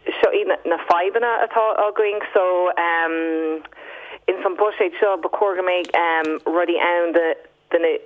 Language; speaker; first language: Irish; non-native, local second language; English